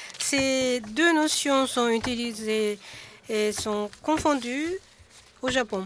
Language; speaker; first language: French; non-native, fluent; Japanese